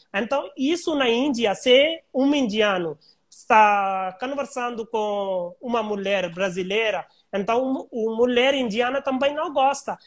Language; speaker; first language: Portuguese; non-native, learner; Hindi